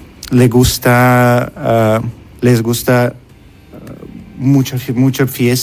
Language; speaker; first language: Spanish; non-native, learner; Russian